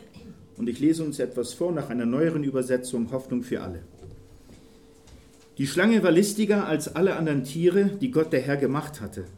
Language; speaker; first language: German; native; German